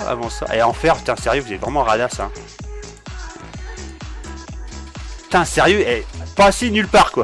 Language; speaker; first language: French; native; French